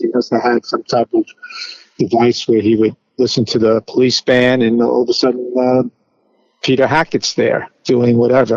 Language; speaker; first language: English; native; English